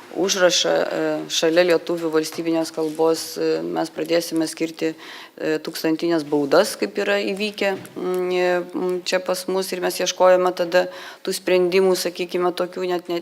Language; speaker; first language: Lithuanian; non-native, local second language; Polish